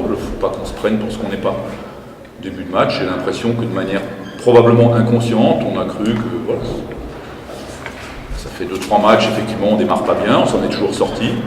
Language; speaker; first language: French; native; French